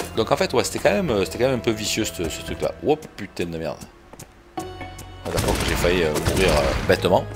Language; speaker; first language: French; native; French